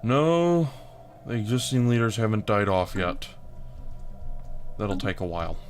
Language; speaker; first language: English; native; English